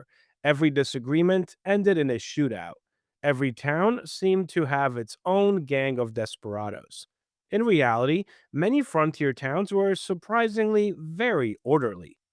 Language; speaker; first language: English; native; English